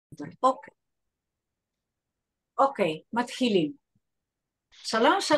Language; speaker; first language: Hebrew; non-native, fluent; Russian